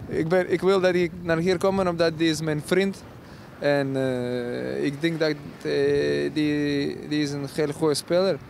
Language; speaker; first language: Dutch; non-native, learner; Ukrainian